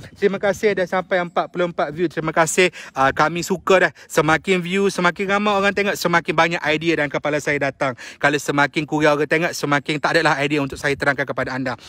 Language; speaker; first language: Malay; native; Malay